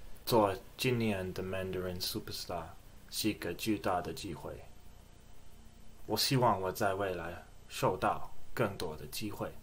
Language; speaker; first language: Chinese; non-native, fluent; English